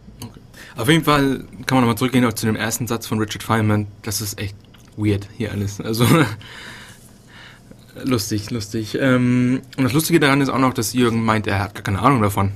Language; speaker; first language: German; native; German